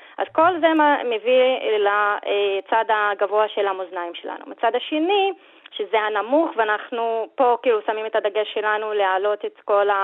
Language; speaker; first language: Hebrew; non-native, local second language; Arabic